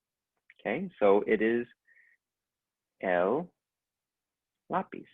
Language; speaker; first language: Spanish; non-native, fluent; English